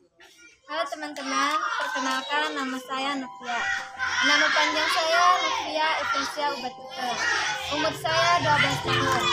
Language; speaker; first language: Indonesian; non-native, local second language; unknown